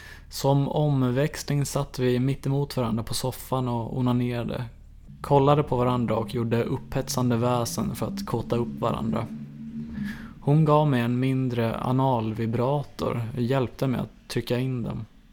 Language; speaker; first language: Swedish; native; Swedish